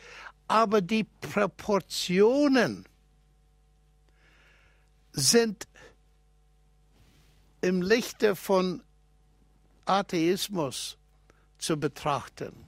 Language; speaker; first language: German; non-native, fluent; English